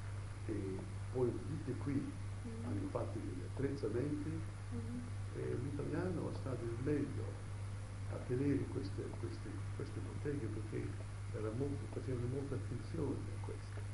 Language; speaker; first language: Italian; early bilingual, heritage; Italian